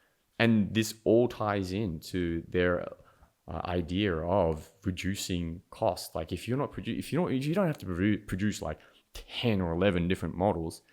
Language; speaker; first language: English; native; English